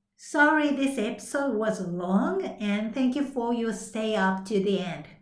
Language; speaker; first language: English; non-native, fluent; Japanese